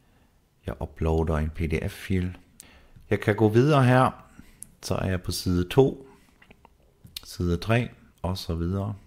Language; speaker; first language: Danish; non-native, fluent; German